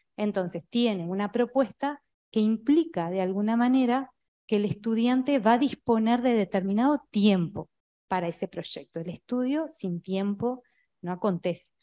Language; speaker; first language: Spanish; native; Spanish